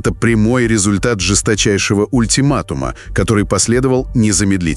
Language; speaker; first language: Russian; native; Russian